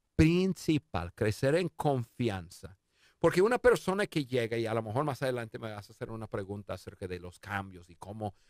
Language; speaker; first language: Spanish; non-native, fluent; English